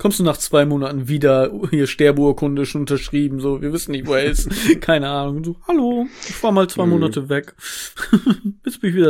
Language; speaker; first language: German; native; German